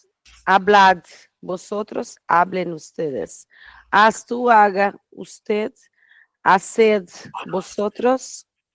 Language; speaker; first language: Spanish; non-native, fluent; Portuguese